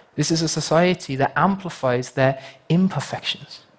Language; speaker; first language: English; native; English